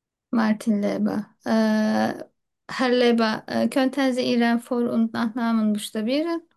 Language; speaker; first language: German; non-native, learner; Turkish